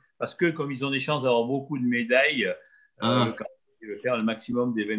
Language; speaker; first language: French; native; French